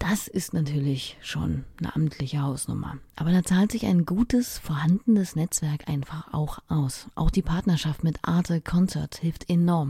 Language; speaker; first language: German; native; German